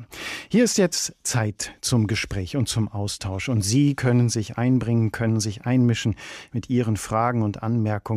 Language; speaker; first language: German; native; German